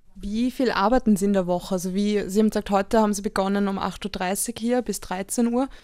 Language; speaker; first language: German; native; German